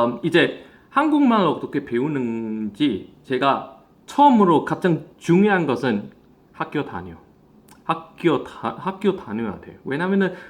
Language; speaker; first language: Korean; non-native, fluent; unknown